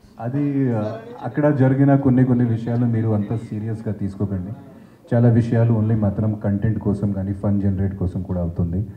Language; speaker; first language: Telugu; non-native, fluent; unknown